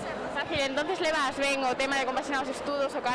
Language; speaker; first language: Galician; native; Galician